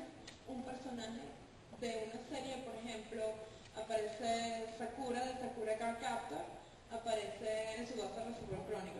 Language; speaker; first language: Spanish; native; Spanish